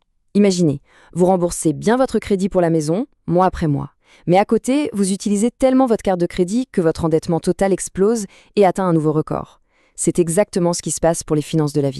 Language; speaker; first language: French; native; French